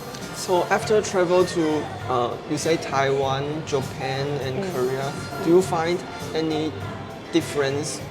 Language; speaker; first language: English; non-native, learner; Chinese